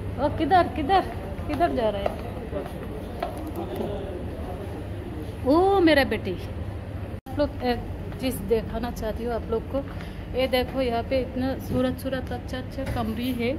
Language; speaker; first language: Hindi; non-native, learner; Bangla